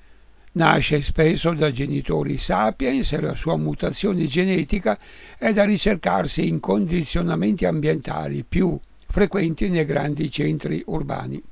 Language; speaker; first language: Italian; native; Italian